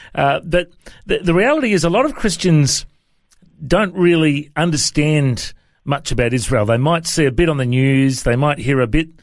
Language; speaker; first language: English; native; English